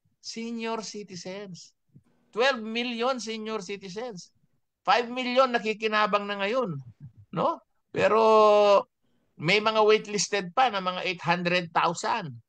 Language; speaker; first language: Filipino; non-native, local second language; Iloko